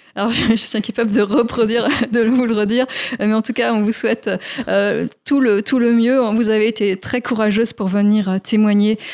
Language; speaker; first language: French; native; French